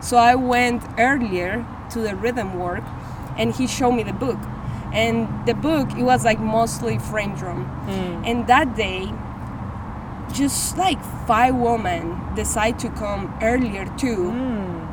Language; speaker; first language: English; non-native, fluent; Spanish